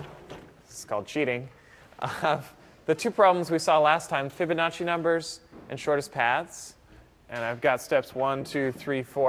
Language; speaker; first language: English; native; English